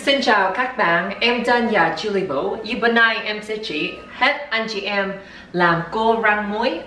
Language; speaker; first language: Vietnamese; early bilingual, heritage; Vietnamese